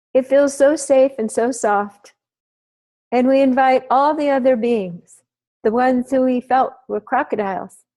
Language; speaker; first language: English; native; English